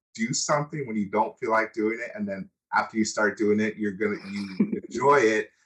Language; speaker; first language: English; native; English